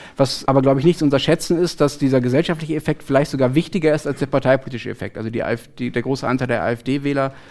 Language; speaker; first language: German; native; German